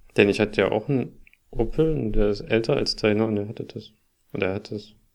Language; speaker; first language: German; native; German